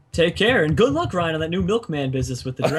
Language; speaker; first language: English; native; English